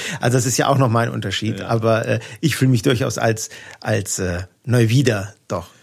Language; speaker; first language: German; native; German